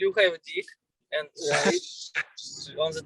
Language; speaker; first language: English; non-native, learner; Russian